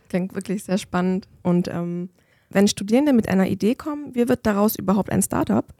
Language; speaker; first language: German; native; German